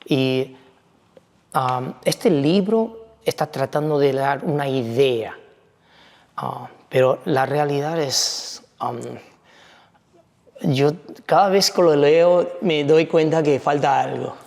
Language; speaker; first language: Spanish; non-native, fluent; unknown